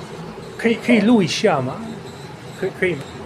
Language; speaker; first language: Chinese; non-native, fluent; Dutch